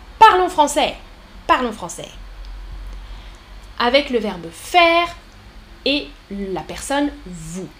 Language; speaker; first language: French; native; French